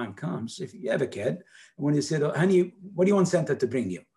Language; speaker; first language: English; non-native, fluent; Arabic